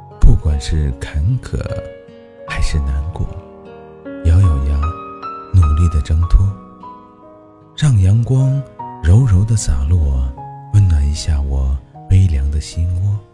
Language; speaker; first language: Chinese; native; Chinese